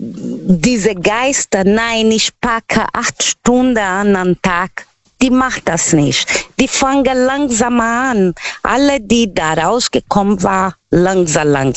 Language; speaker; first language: German; non-native, learner; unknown